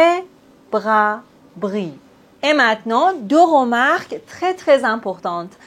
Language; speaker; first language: French; native; French